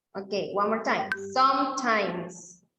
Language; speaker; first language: English; non-native, fluent; Spanish